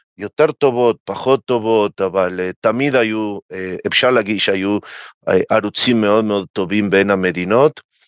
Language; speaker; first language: Hebrew; non-native, fluent; Spanish